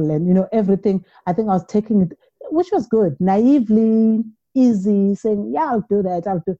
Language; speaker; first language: English; non-native, local second language; Zulu